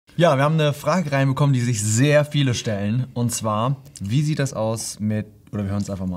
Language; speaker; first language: German; native; German